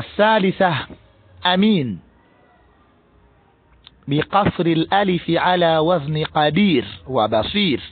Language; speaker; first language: Arabic; non-native, fluent; Swahili